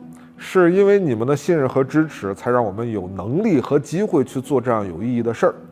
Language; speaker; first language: Chinese; native; Chinese